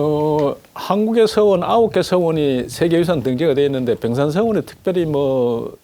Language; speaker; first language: Korean; native; Korean